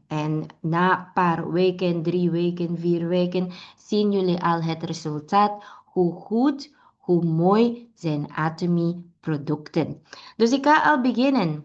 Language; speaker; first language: Dutch; non-native, learner; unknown